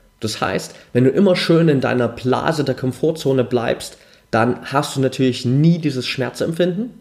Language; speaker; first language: German; native; German